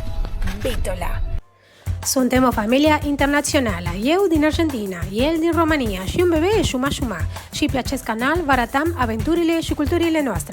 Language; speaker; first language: Romanian; non-native, learner; Spanish